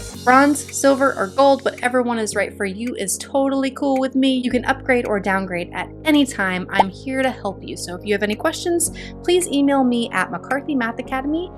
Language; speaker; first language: English; native; English